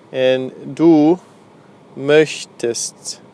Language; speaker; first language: German; non-native, fluent; English